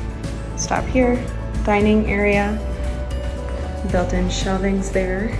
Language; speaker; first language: English; native; English